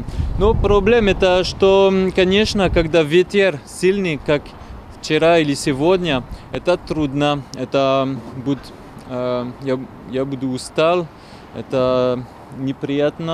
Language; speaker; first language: Russian; non-native, learner; French